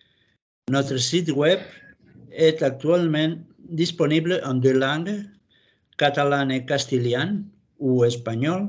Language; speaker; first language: French; non-native, learner; Catalan